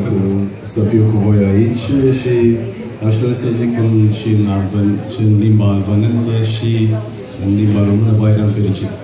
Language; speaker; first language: Romanian; non-native, fluent; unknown